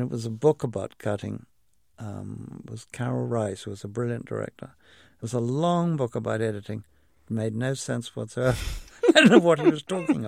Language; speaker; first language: English; native; English